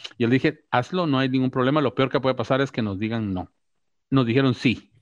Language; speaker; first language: Spanish; native; Spanish